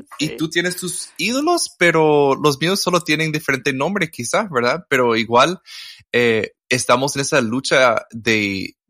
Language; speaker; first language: Spanish; non-native, fluent; English